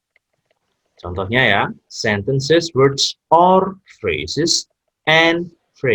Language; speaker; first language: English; non-native, fluent; Indonesian